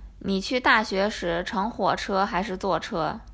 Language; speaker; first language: Chinese; non-native, learner; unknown